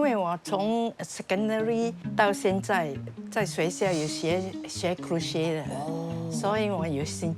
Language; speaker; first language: Chinese; non-native, local second language; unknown